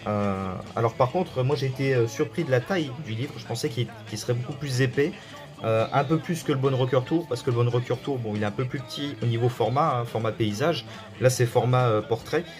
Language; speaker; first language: French; native; French